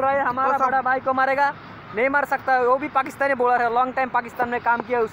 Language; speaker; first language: Hindi; non-native, learner; Bangla